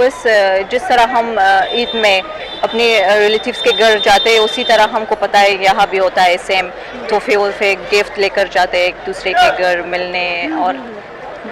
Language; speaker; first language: Hindi; non-native, fluent; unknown